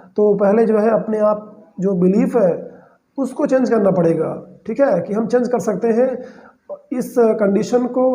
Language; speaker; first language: Hindi; native; Hindi